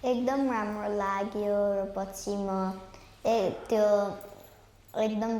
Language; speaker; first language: Nepali; early bilingual, heritage; Nepali